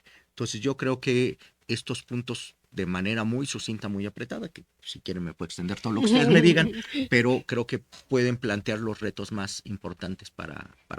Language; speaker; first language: Spanish; native; Spanish